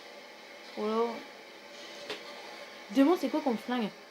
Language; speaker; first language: French; native; French